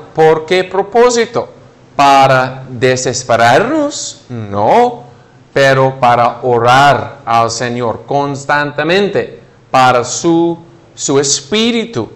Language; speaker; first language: Spanish; non-native, fluent; English